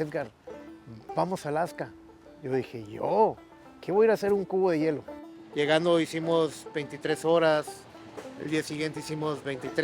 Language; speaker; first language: Spanish; native; Spanish